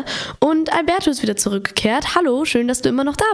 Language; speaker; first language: German; native; German